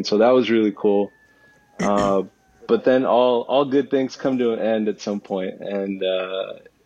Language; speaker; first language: English; early bilingual, other home language; Spanish